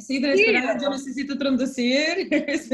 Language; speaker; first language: Spanish; non-native, learner; Russian